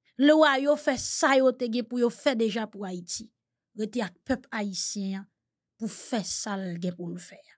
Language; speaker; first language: Haitian Creole; native; Haitian Creole